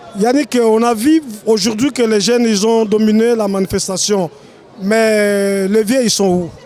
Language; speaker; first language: French; non-native, local second language; Lingala